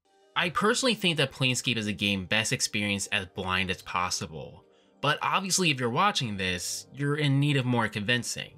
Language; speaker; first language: English; native; English